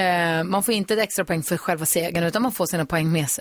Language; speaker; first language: Swedish; native; Swedish